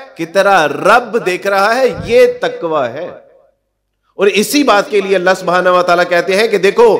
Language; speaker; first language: Urdu; non-native, local second language; Punjabi